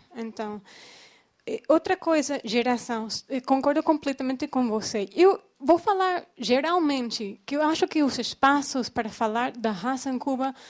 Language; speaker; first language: Portuguese; non-native, fluent; English